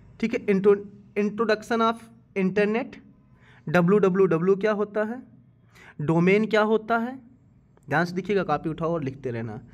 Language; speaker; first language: Hindi; native; Hindi